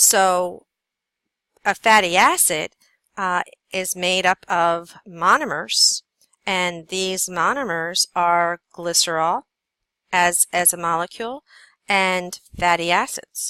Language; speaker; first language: English; native; English